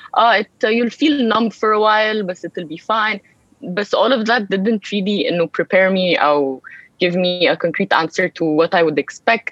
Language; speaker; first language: English; early bilingual, other home language; Arabic